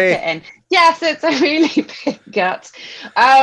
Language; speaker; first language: English; native; English